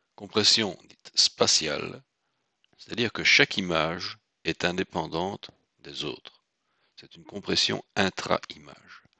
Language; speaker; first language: French; native; French